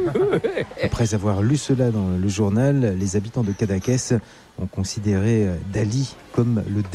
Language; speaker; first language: French; native; French